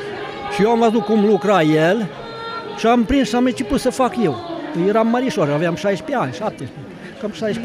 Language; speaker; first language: Romanian; non-native, local second language; Ukrainian